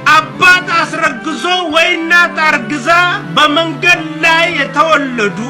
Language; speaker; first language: Amharic; native; Amharic